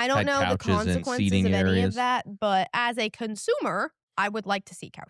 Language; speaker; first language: English; native; English